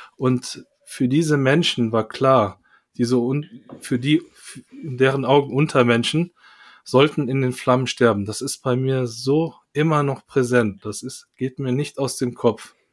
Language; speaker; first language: German; early bilingual, other home language; Korean